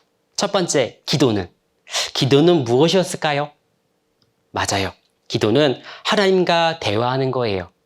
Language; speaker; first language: Korean; native; Korean